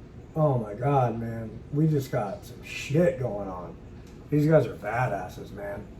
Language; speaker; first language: English; native; English